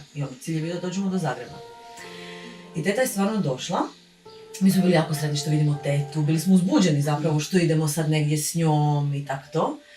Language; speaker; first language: Bosnian; native; Bosnian